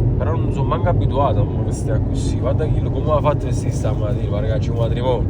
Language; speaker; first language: Italian; native; Italian